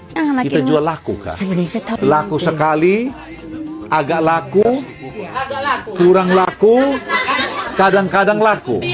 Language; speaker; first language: Indonesian; non-native, local second language; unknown